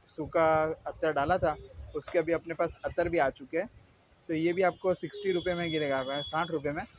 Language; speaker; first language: Hindi; non-native, local second language; Gujarati